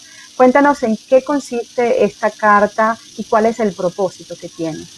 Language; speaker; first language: Spanish; native; Spanish